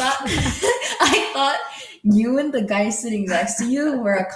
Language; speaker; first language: English; non-native, fluent; Spanish